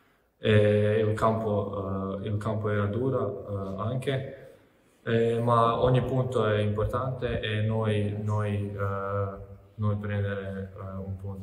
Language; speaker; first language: Italian; non-native, learner; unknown